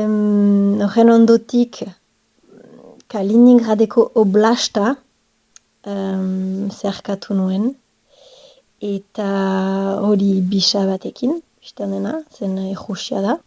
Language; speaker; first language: Basque; non-native, local second language; French